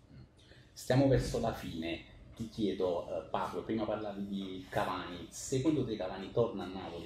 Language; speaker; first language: Italian; native; Italian